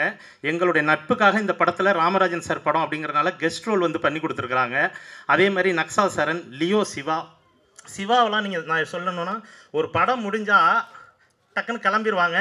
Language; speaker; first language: Tamil; native; Tamil